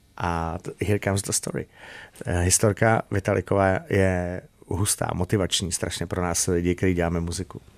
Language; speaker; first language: Czech; native; Czech